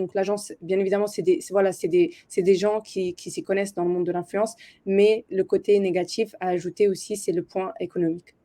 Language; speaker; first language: French; native; French